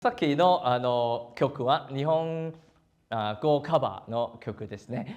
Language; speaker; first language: Japanese; non-native, learner; Cantonese